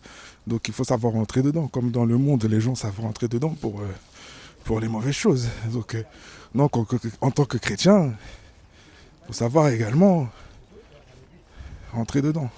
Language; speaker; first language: French; native; French